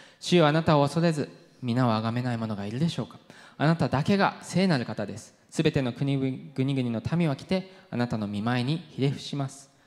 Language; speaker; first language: Japanese; non-native, fluent; English